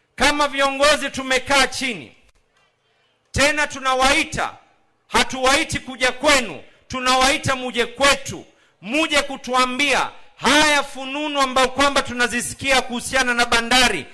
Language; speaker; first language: Swahili; native; Swahili